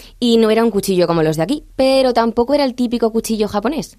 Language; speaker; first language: Spanish; native; Spanish